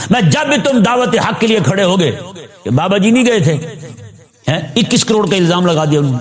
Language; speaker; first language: Urdu; non-native, local second language; Punjabi